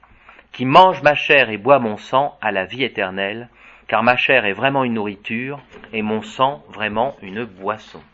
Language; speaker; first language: French; native; French